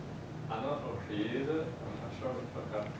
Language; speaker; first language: Arabic; non-native, learner; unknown